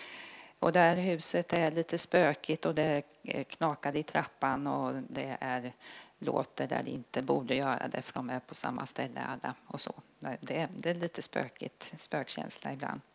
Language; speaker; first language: Swedish; native; Swedish